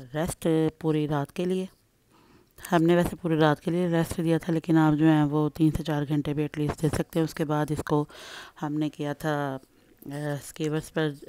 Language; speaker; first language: Urdu; native; Urdu